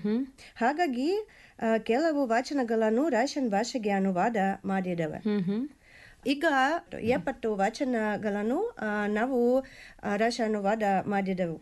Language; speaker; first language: Kannada; non-native, learner; Russian